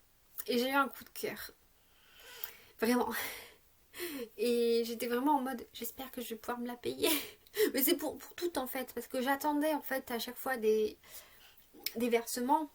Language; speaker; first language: French; native; French